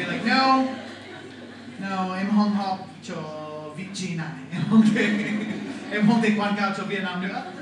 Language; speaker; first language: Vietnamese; non-native, fluent; English